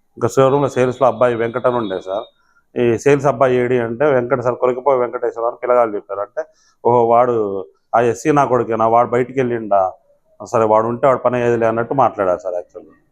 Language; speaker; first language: Telugu; native; Telugu